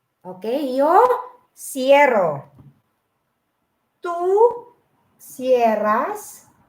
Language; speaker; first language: Spanish; non-native, learner; Filipino